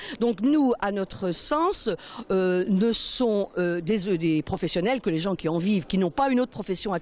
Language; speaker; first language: French; native; French